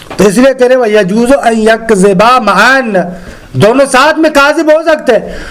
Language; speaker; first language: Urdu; native; Urdu